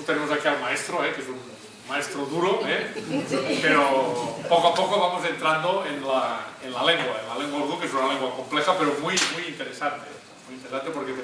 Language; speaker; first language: Spanish; native; Spanish